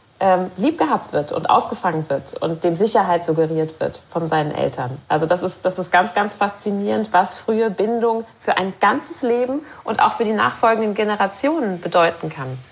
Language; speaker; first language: German; native; German